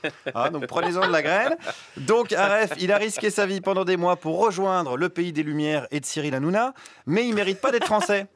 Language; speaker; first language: French; native; French